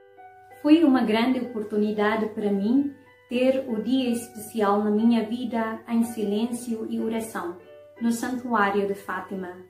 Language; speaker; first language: Portuguese; non-native, fluent; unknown